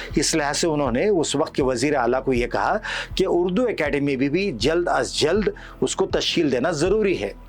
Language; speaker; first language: Urdu; native; Urdu